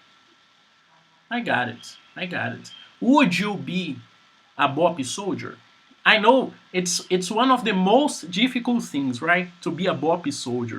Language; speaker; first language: English; non-native, fluent; Portuguese